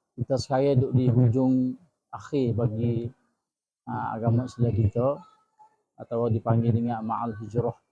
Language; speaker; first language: Malay; native; Malay